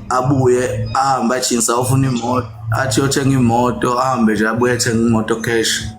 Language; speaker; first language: Zulu; native; Zulu